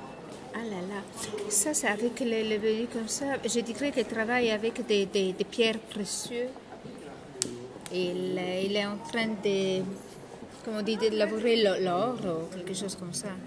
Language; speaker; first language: French; non-native, learner; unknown